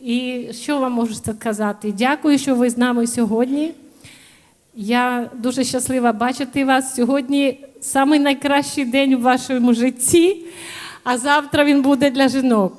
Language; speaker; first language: Ukrainian; native; Ukrainian